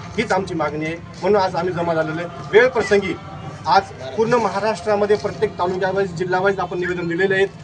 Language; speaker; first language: Marathi; non-native, local second language; Lambadi